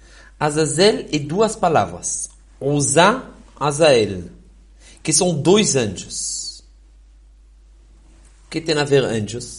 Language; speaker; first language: Portuguese; non-native, fluent; Hebrew